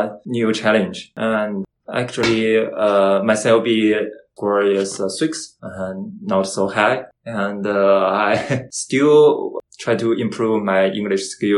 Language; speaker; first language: English; non-native, learner; Chinese